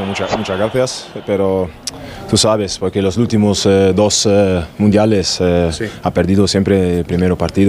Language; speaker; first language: Spanish; non-native, learner; German